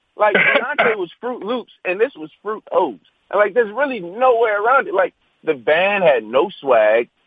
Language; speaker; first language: English; native; English